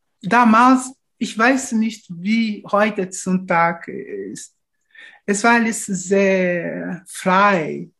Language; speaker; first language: German; non-native, fluent; Portuguese